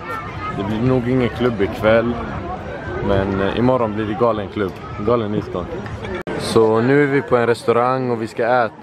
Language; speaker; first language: Swedish; native; Swedish